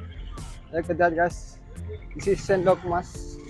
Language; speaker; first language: English; non-native, learner; Indonesian